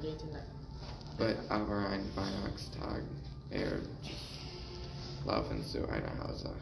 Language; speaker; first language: German; non-native, learner; English